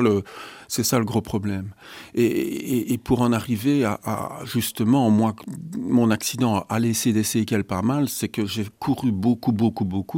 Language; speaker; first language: French; native; French